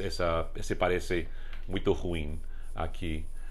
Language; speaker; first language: Portuguese; non-native, fluent; English